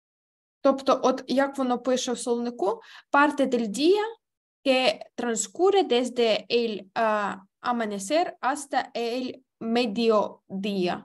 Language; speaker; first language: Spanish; non-native, fluent; Ukrainian